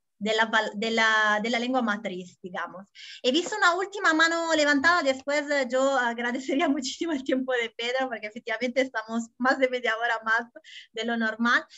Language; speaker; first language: Spanish; non-native, fluent; Italian